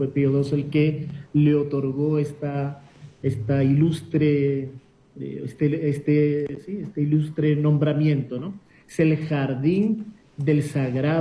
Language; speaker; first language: Spanish; native; Spanish